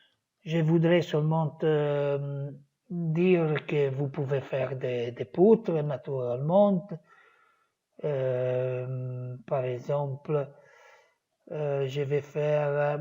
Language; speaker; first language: French; non-native, fluent; Italian